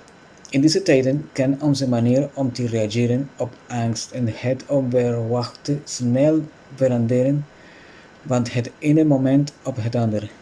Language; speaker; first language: Dutch; non-native, fluent; Spanish